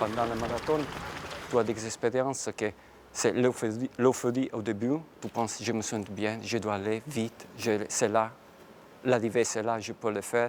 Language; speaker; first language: French; non-native, fluent; Italian